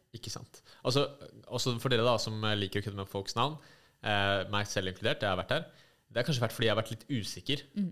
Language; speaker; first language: Norwegian; native; Norwegian